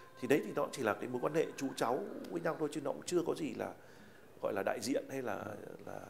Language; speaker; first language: Vietnamese; native; Vietnamese